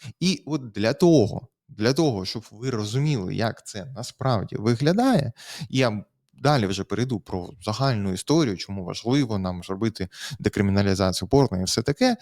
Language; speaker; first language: Ukrainian; native; Ukrainian